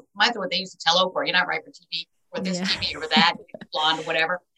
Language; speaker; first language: English; native; English